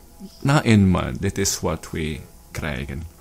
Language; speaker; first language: Dutch; non-native, learner; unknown